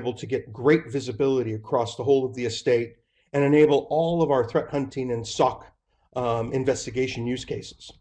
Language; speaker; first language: English; native; English